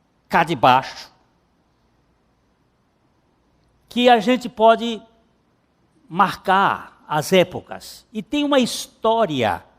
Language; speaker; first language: Portuguese; native; Portuguese